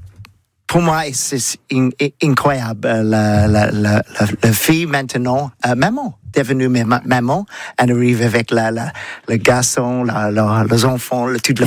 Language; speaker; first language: French; non-native, learner; English